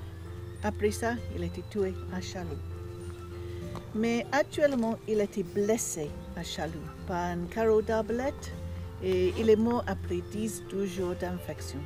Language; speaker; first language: French; non-native, fluent; English